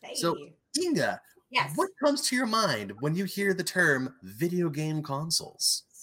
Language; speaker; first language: English; native; English